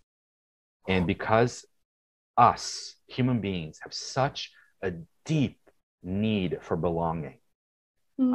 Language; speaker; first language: English; non-native, fluent; Portuguese